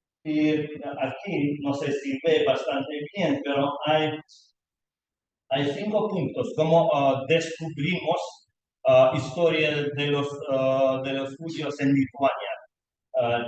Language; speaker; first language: Spanish; non-native, learner; Lithuanian